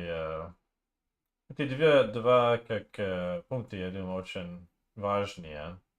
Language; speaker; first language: Russian; non-native, learner; English